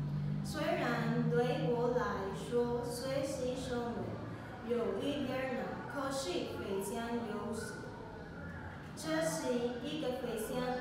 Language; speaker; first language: Chinese; non-native, learner; Spanish